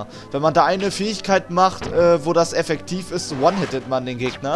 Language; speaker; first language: German; native; German